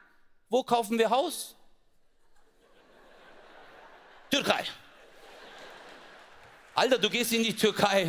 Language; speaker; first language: German; early bilingual, other home language; Turkish